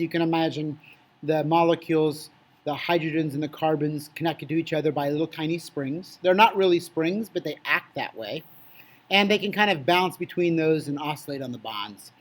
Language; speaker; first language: English; native; English